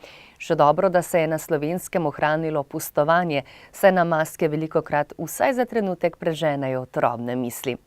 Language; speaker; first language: Slovenian; native; Slovenian